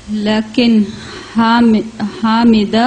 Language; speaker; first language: Arabic; non-native, learner; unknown